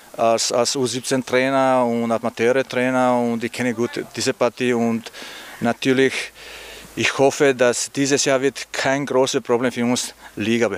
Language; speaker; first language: German; non-native, learner; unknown